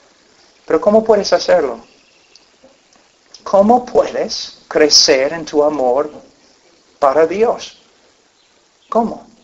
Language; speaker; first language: Spanish; non-native, fluent; English